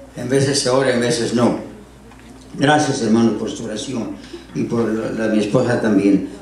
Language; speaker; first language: Spanish; native; Spanish